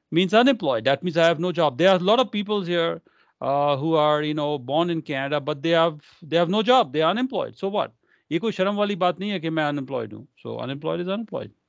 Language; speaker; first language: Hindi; non-native, local second language; Punjabi